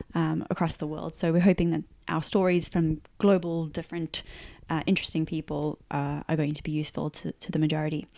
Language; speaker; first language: English; native; English